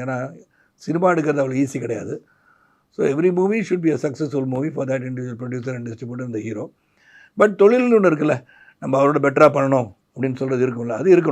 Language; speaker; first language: Tamil; native; Tamil